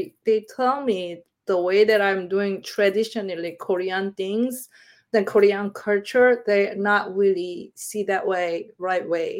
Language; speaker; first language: English; non-native, learner; Korean